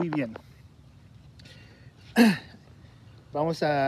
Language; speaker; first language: Spanish; early bilingual, heritage; Spanish